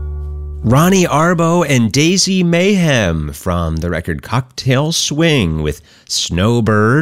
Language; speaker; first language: English; native; English